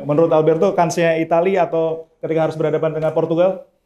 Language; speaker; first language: Indonesian; native; Indonesian